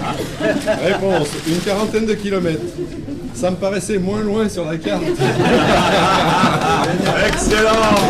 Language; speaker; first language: French; native; French